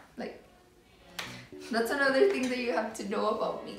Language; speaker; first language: English; early bilingual, other home language; Spanish